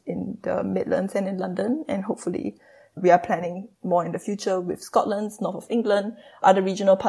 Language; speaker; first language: English; native; English